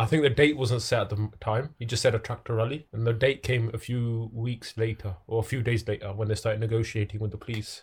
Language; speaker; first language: English; early bilingual, other home language; Punjabi